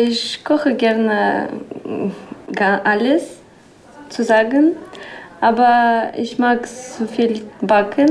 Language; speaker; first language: German; non-native, learner; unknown